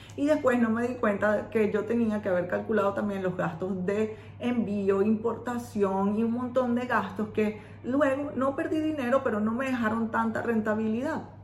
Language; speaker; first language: Spanish; native; Spanish